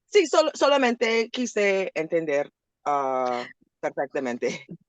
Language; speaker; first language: Spanish; non-native, learner; English